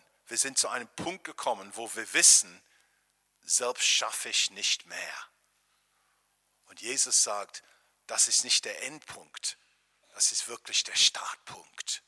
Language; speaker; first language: German; non-native, fluent; English